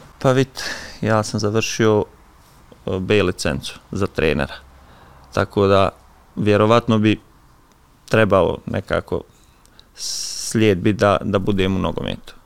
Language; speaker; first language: Bosnian; native; Bosnian